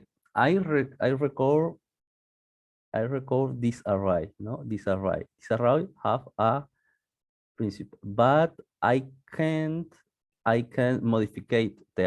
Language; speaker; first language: English; non-native, learner; Spanish